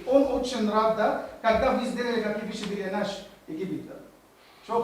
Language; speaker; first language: Russian; non-native, learner; Arabic